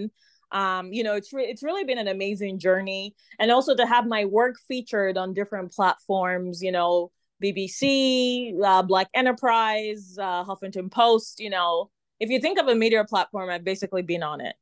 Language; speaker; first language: English; non-native, local second language; Yoruba